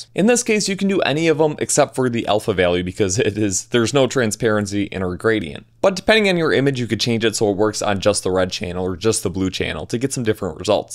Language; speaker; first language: English; native; English